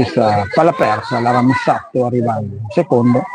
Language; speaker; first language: Italian; native; Italian